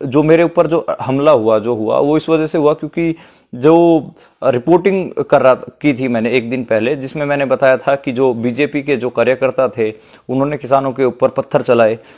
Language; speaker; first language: Hindi; native; Hindi